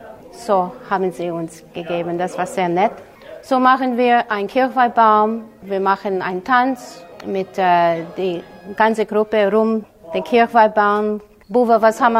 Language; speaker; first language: German; early bilingual, heritage; German